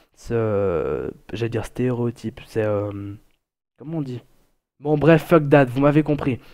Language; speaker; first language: French; native; French